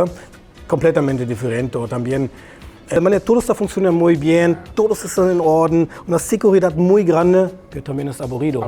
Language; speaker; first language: Spanish; non-native, fluent; German